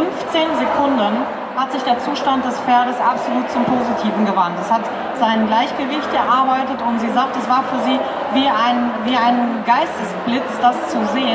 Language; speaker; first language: German; native; German